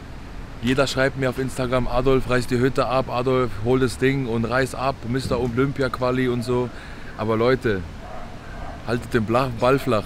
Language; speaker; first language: German; native; German